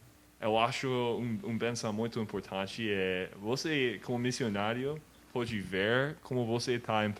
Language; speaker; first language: Portuguese; non-native, learner; English